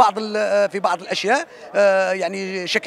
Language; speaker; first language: Arabic; native; Arabic